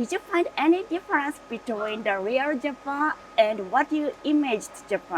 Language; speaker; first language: English; non-native, learner; Japanese